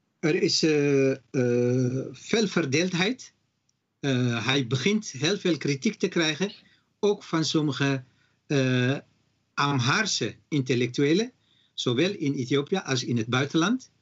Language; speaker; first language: Dutch; non-native, fluent; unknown